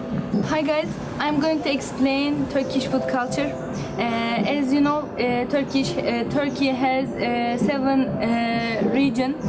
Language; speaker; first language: English; non-native, learner; Turkish